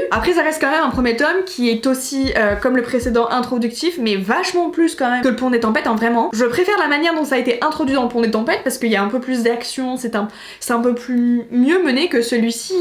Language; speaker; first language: French; native; French